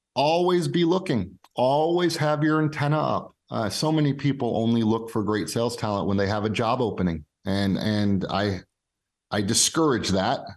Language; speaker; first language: English; native; English